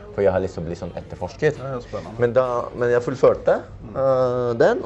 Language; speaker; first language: Norwegian; non-native, fluent; Filipino